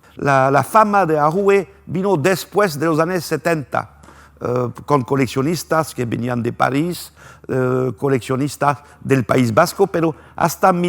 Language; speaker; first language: Spanish; non-native, fluent; French